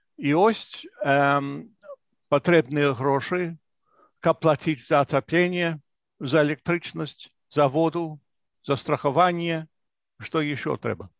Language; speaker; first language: Belarusian; non-native, fluent; English